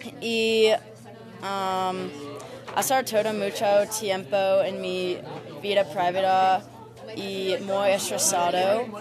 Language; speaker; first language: Spanish; non-native, learner; English